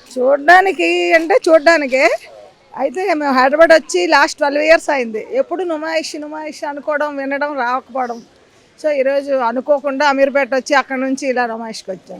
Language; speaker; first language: Telugu; native; Telugu